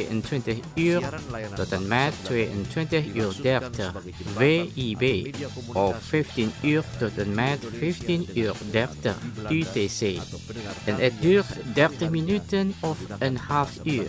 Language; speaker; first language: Dutch; non-native, learner; Indonesian